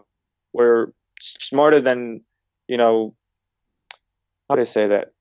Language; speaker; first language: English; early bilingual, other home language; Yiddish